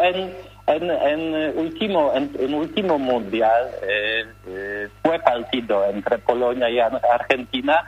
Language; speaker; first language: Spanish; non-native, learner; Polish